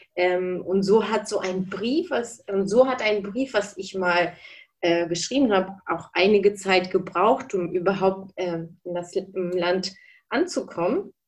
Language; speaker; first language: German; early bilingual, other home language; Russian